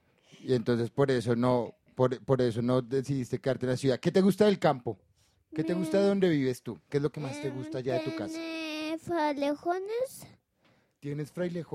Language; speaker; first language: Spanish; native; Spanish